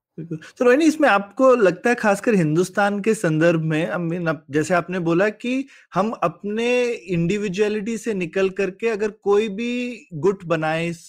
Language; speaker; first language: Hindi; native; Hindi